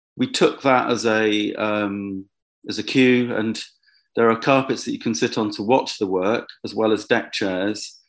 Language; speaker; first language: English; native; English